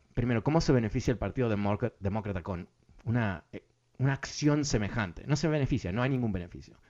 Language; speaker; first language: Spanish; early bilingual, other home language; English